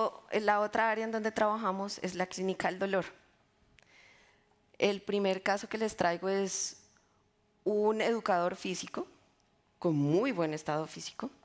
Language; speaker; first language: Spanish; native; Spanish